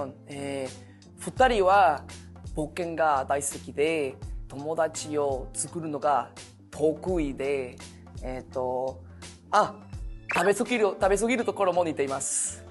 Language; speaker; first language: Japanese; non-native, learner; Spanish